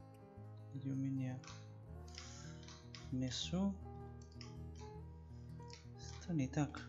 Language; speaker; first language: Russian; non-native, learner; Spanish